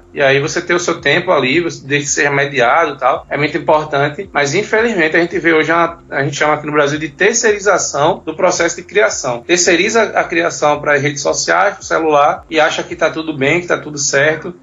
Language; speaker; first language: Portuguese; native; Portuguese